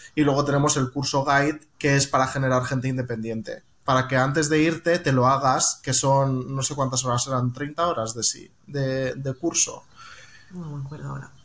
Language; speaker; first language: Spanish; native; Spanish